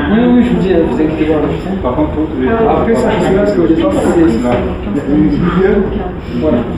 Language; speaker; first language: French; native; French